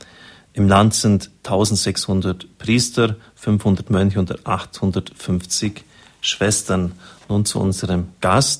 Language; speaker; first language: German; native; German